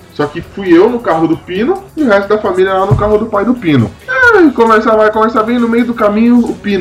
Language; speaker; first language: Portuguese; native; Portuguese